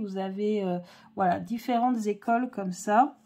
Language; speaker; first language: French; native; French